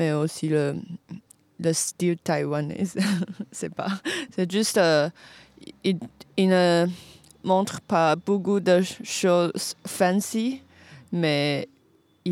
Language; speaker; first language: French; non-native, fluent; Chinese